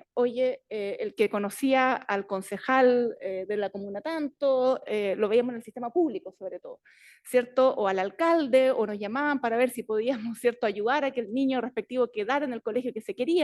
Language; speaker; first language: Spanish; native; Spanish